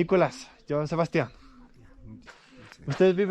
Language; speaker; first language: Spanish; non-native, learner; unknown